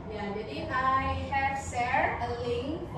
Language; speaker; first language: English; non-native, learner; Indonesian